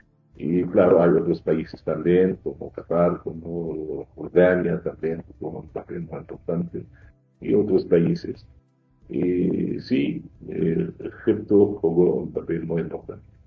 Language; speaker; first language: Spanish; non-native, fluent; Arabic